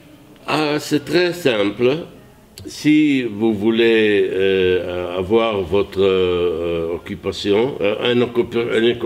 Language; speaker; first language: French; non-native, learner; Hebrew